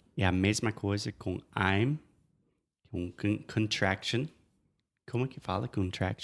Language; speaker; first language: Portuguese; non-native, fluent; English